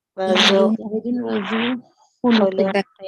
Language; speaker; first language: Arabic; non-native, learner; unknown